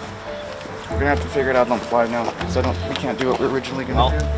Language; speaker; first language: English; native; English